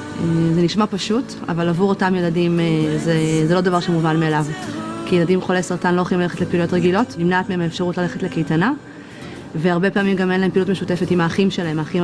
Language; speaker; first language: Hebrew; native; Hebrew